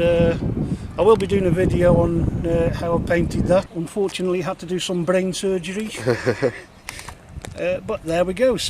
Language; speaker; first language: English; native; English